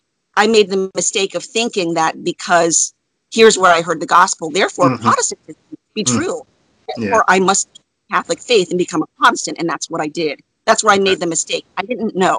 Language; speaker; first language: English; native; English